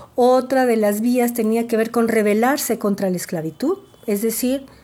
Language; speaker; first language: Spanish; native; Spanish